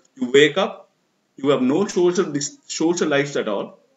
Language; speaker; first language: English; non-native, local second language; Sinhala